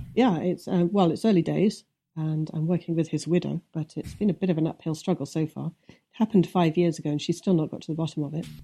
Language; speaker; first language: English; native; English